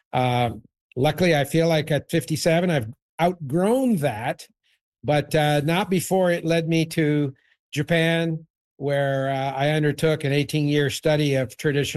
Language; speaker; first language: English; native; English